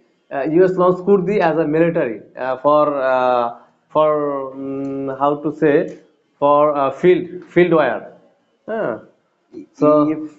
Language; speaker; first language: English; non-native, learner; Bangla